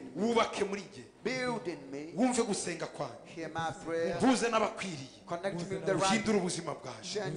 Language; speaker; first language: English; non-native, fluent; Kinyarwanda